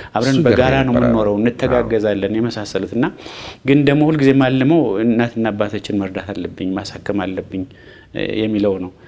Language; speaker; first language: Amharic; native; Amharic